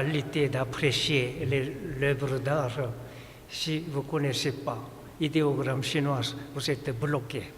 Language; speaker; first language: French; non-native, fluent; Korean